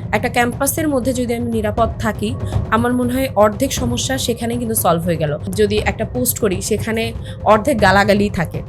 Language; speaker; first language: Bangla; native; Bangla